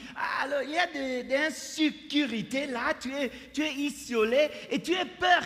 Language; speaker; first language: French; non-native, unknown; English